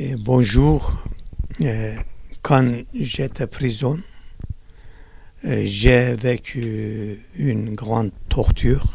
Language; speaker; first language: French; non-native, learner; Kurdish